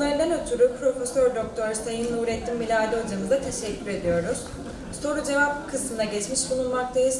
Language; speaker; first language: Turkish; native; Turkish